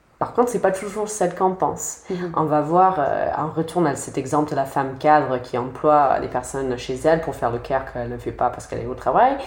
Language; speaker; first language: French; non-native, fluent; English